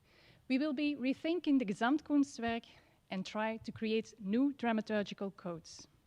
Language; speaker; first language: English; non-native, fluent; Dutch